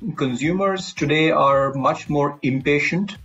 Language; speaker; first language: English; non-native, local second language; Hindi